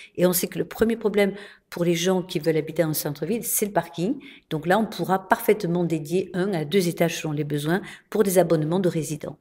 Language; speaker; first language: French; native; French